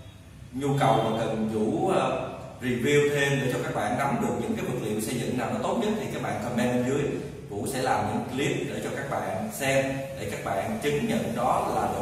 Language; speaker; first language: Vietnamese; native; Vietnamese